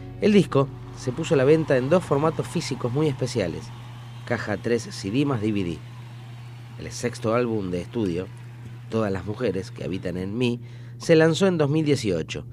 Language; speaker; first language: Spanish; native; Spanish